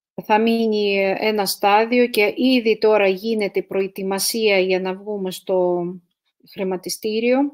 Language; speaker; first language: Greek; non-native, fluent; Russian